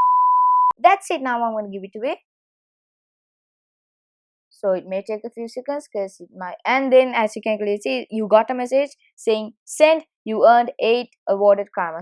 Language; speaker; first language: English; non-native, fluent; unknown